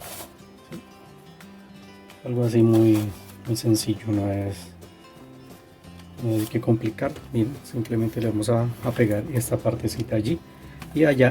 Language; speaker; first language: Spanish; native; Spanish